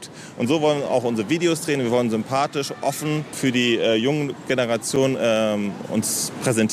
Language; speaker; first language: German; native; German